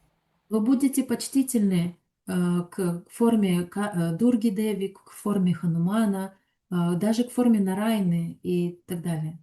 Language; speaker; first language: Russian; native; Russian